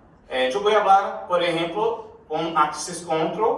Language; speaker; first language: Spanish; non-native, learner; Portuguese